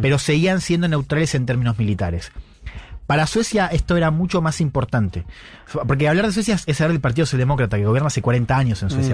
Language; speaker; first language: Spanish; native; Spanish